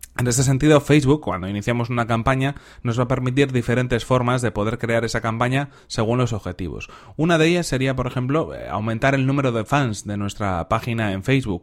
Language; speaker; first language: Spanish; native; Spanish